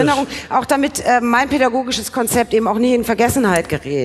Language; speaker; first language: German; native; German